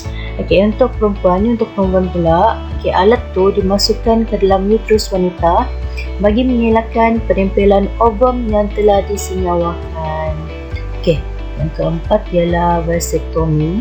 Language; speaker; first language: Malay; native; Malay